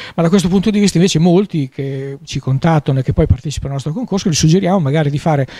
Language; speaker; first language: Italian; native; Italian